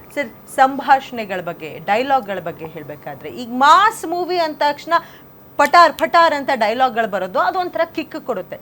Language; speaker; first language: Kannada; native; Kannada